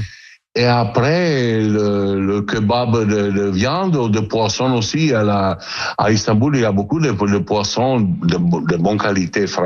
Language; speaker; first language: French; non-native, learner; Italian